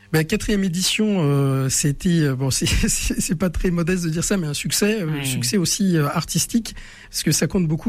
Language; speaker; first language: French; native; French